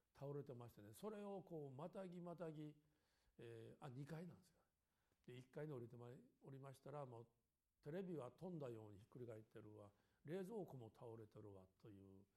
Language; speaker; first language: Japanese; native; Japanese